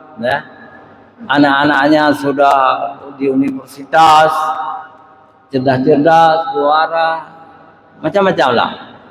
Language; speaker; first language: Malay; non-native, local second language; Achinese